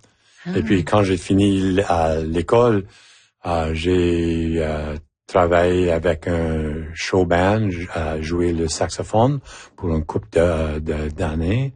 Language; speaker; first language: French; non-native, local second language; English